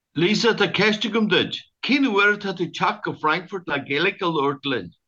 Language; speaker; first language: Irish; native; Irish